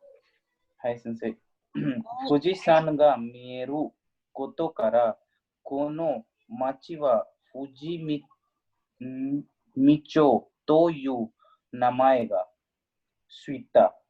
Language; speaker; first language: Japanese; non-native, learner; Hindi